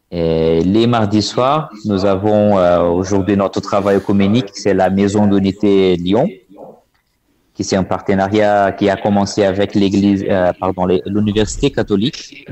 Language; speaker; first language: French; non-native, fluent; Portuguese